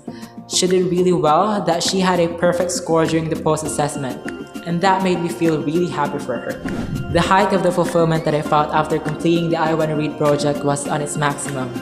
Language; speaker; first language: English; non-native, local second language; Cebuano